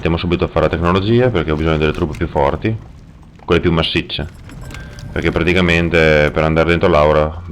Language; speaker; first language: Italian; native; Italian